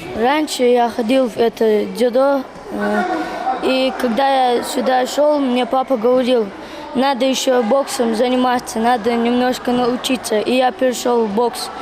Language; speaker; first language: Russian; non-native, local second language; Ingush